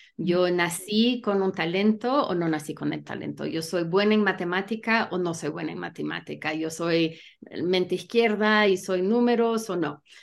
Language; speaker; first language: Spanish; early bilingual, heritage; Spanish